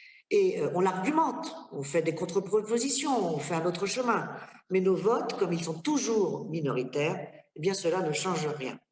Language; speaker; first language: French; native; French